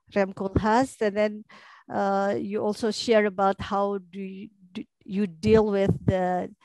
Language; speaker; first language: English; non-native, fluent; Indonesian